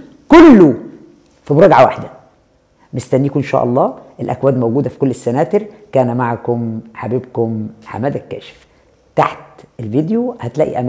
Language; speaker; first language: Arabic; native; Arabic